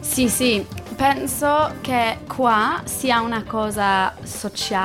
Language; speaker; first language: Italian; non-native, learner; English